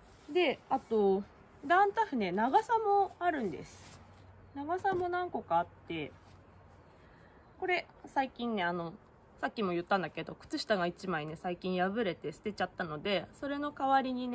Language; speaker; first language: Japanese; native; Japanese